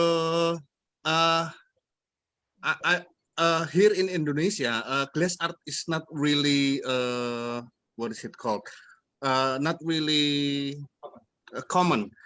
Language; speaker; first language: English; non-native, fluent; Indonesian